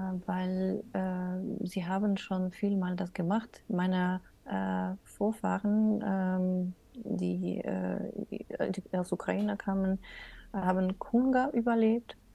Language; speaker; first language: German; non-native, learner; Russian